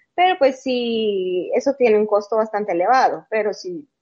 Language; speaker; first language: Spanish; native; Spanish